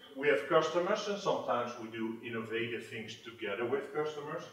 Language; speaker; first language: English; non-native, fluent; Dutch